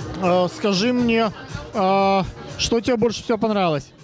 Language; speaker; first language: Russian; native; Russian